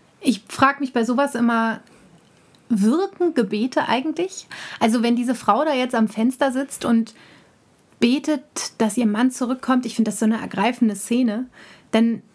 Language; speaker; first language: German; native; German